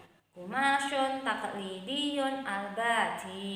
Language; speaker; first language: Arabic; non-native, fluent; Indonesian